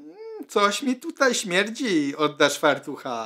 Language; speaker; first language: Polish; non-native, fluent; Italian